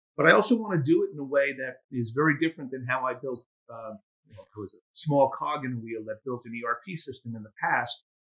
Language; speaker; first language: English; native; English